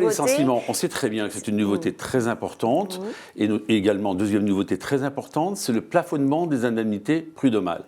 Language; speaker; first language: French; native; French